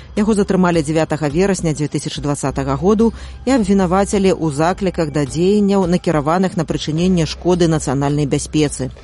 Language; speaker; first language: Belarusian; native; Belarusian